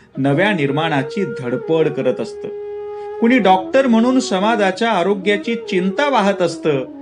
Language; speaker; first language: Marathi; native; Marathi